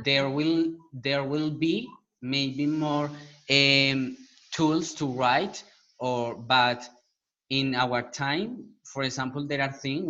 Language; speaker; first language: English; non-native, learner; Spanish